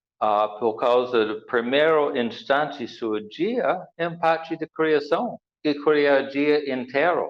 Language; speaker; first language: Portuguese; non-native, learner; English